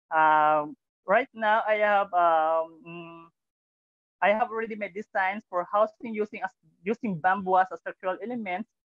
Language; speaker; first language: English; non-native, local second language; Cebuano